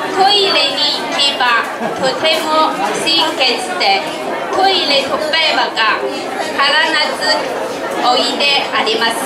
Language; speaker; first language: Japanese; non-native, learner; Chinese